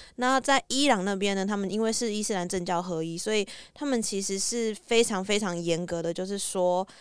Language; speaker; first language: Chinese; native; Chinese